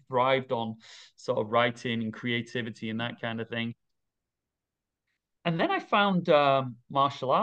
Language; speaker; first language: English; native; English